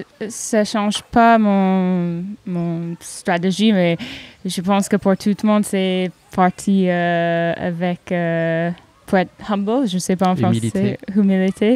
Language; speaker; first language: French; non-native, fluent; English